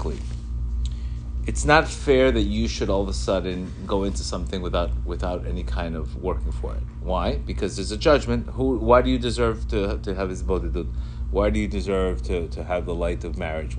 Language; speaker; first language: English; non-native, fluent; Spanish